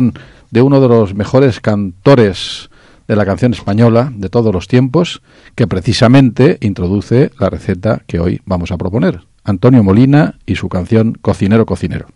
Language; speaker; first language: Spanish; native; Spanish